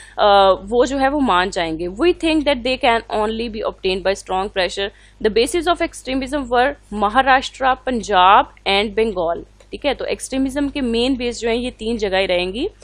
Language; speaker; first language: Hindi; non-native, local second language; Punjabi